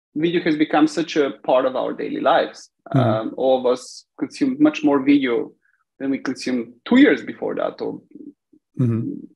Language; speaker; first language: English; non-native, fluent; Bulgarian